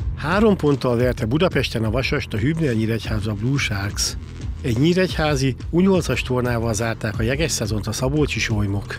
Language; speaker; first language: Hungarian; native; Hungarian